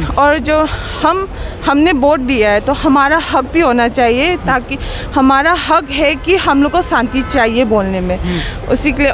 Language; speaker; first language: Hindi; non-native, local second language; Manipuri